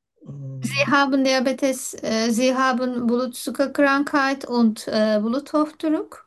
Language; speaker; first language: German; non-native, learner; Turkish